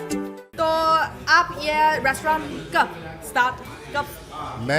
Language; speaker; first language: Hindi; non-native, fluent; Chinese